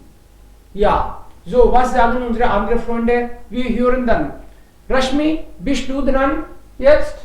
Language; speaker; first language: German; non-native, fluent; Hindi